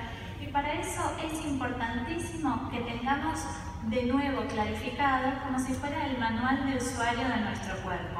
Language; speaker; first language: Spanish; native; Spanish